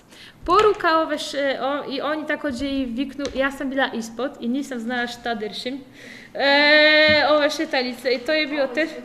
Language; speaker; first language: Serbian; non-native, fluent; Polish